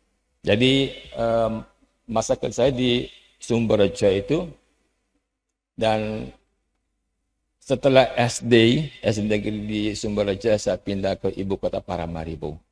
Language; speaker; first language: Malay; non-native, fluent; Javanese